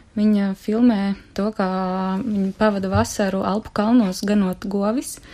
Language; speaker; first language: Latvian; native; Latvian